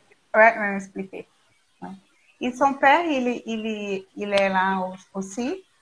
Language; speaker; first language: French; non-native, learner; Portuguese